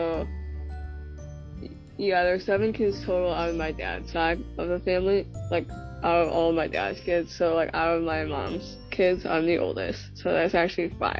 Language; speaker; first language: English; native; English